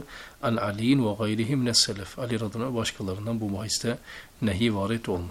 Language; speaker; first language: Turkish; native; Turkish